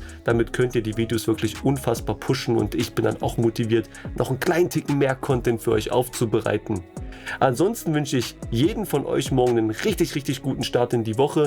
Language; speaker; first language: German; native; German